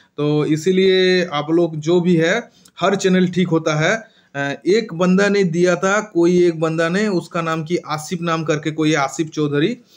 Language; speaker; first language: Hindi; non-native, local second language; Bangla